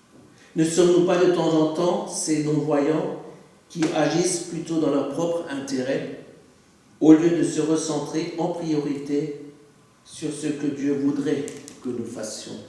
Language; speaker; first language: French; native; French